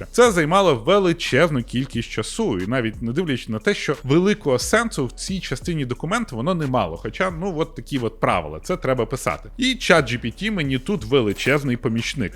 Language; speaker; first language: Ukrainian; non-native, local second language; Russian